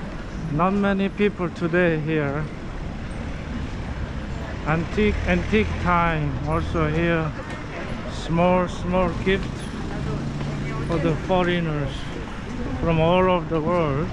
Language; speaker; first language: English; non-native, learner; Korean